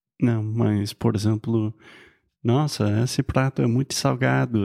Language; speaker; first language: Portuguese; non-native, fluent; English